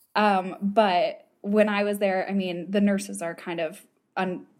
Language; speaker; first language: English; native; English